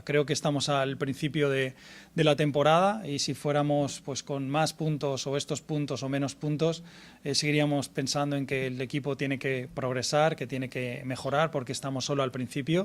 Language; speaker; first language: Spanish; native; Spanish